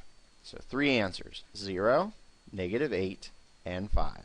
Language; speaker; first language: English; native; English